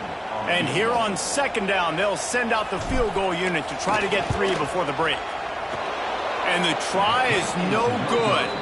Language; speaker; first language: English; native; English